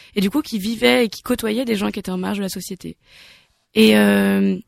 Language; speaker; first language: French; native; French